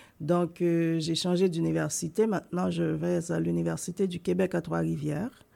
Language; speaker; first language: French; non-native, local second language; Haitian Creole